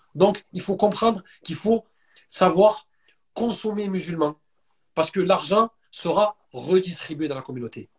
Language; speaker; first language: French; native; French